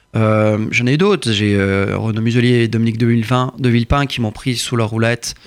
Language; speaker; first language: French; early bilingual, other home language; Persian